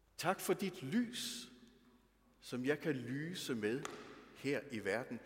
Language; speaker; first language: Danish; native; Danish